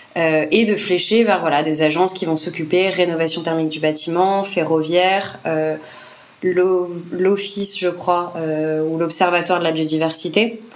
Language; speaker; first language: French; native; French